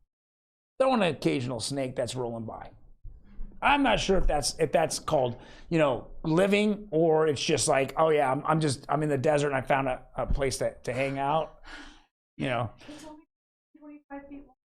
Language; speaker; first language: English; native; English